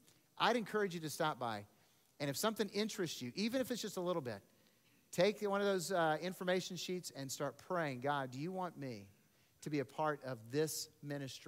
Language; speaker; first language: English; native; English